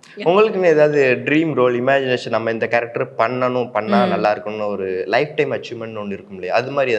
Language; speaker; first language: Tamil; native; Tamil